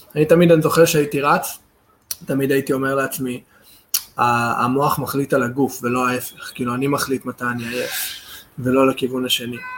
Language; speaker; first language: Hebrew; non-native, fluent; English